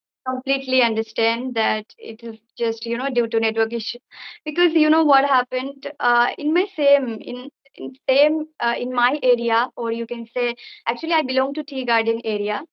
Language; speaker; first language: English; non-native, fluent; Bangla